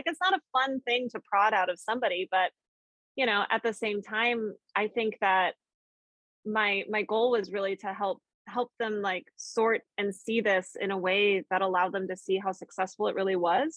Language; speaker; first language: English; native; English